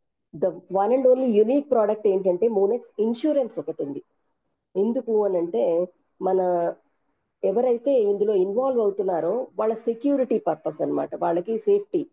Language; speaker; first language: Telugu; native; Telugu